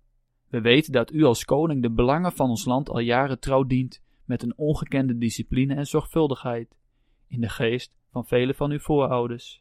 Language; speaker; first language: Dutch; native; Dutch